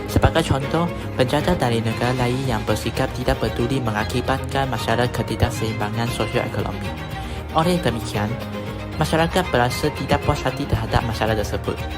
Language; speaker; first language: Malay; non-native, local second language; Chinese